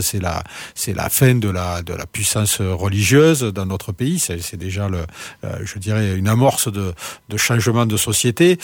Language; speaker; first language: French; native; French